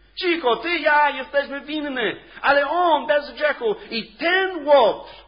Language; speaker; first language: Polish; non-native, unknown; English